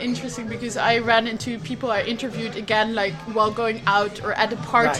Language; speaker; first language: English; non-native, fluent; Dutch